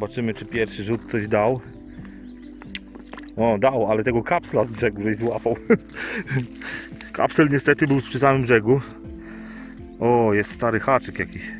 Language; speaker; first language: Polish; native; Polish